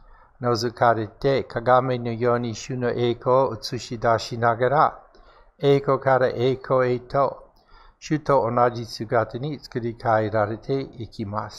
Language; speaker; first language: Japanese; non-native, fluent; English